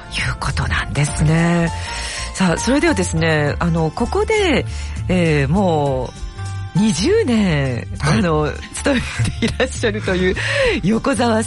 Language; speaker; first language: Japanese; native; Japanese